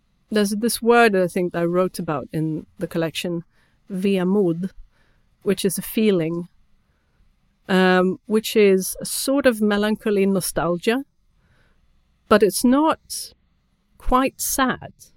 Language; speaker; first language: English; non-native, fluent; Swedish